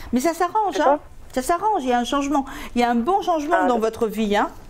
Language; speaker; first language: French; native; French